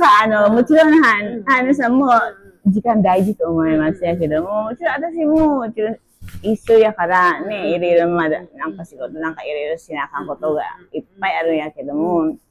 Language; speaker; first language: Japanese; non-native, learner; Filipino